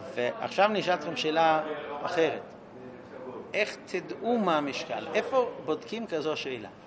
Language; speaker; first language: Hebrew; non-native, fluent; English